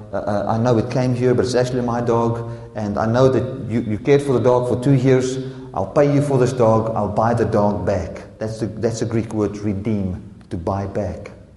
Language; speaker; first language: English; non-native, local second language; Afrikaans